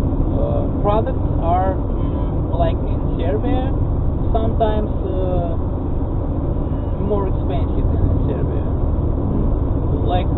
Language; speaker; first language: English; non-native, fluent; Russian